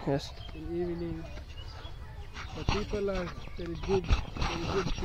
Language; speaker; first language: English; non-native, learner; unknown